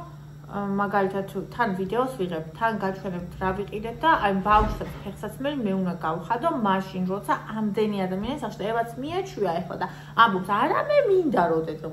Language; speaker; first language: Georgian; native; Georgian